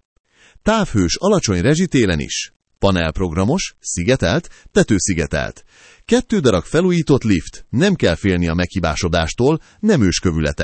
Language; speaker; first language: Hungarian; native; Hungarian